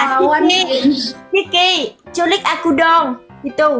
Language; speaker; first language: Indonesian; non-native, learner; Vietnamese